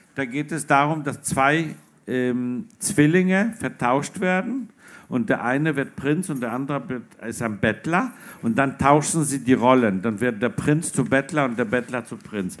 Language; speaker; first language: German; non-native, fluent; Polish